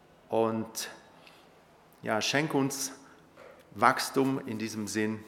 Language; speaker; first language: German; non-native, local second language; French